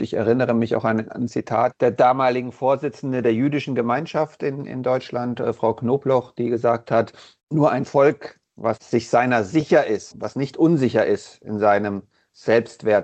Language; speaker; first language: German; native; German